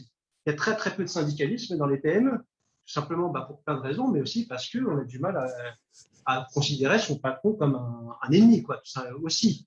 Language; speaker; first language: French; native; French